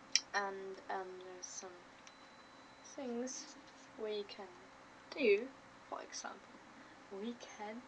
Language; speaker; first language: English; non-native, learner; German